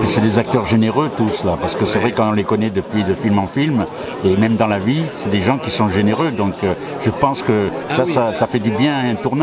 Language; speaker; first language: French; native; French